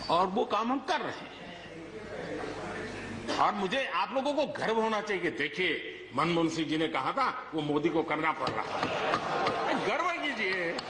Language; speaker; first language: Hindi; non-native, local second language; Gujarati